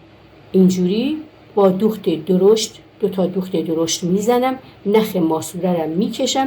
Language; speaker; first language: Persian; native; Persian